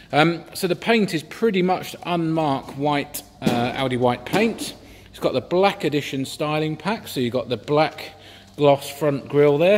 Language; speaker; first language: English; native; English